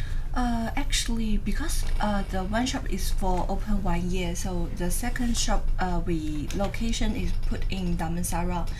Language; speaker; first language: English; non-native, learner; Chinese